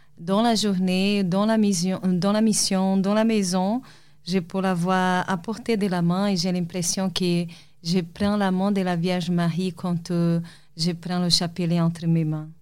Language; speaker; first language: French; non-native, fluent; Portuguese